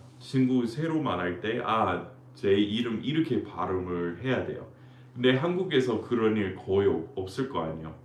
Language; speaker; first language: Korean; non-native, fluent; English